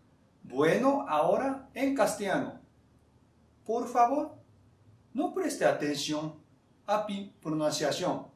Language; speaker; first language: Spanish; non-native, fluent; Japanese